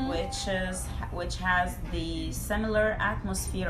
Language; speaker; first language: English; non-native, fluent; Arabic